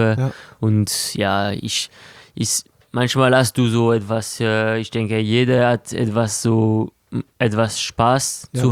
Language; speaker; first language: German; non-native, local second language; French